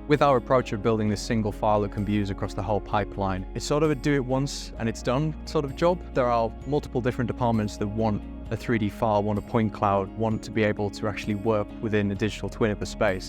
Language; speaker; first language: English; native; English